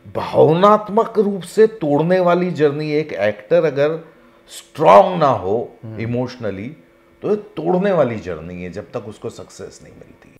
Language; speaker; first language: Hindi; native; Hindi